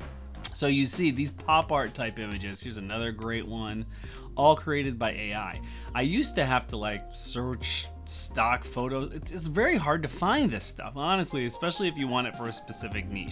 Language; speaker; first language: English; native; English